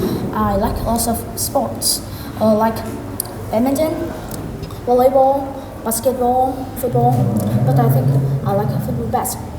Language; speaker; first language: English; non-native, learner; Vietnamese